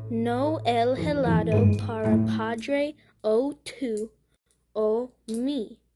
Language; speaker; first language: Spanish; non-native, learner; English